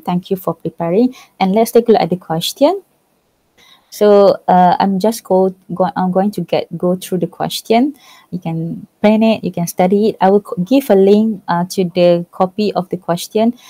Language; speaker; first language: English; non-native, local second language; Malay